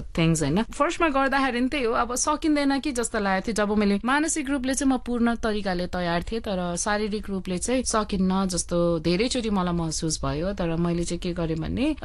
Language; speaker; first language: Nepali; early bilingual, heritage; Nepali